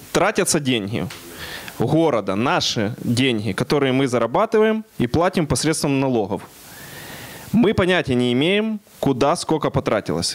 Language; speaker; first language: Russian; non-native, local second language; Ukrainian